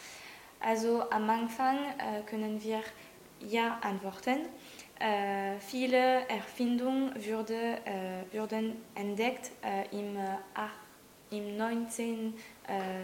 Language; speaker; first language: German; non-native, learner; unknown